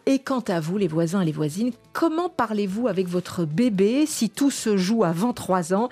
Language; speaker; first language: French; native; French